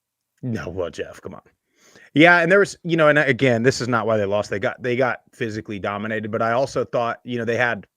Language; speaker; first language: English; native; English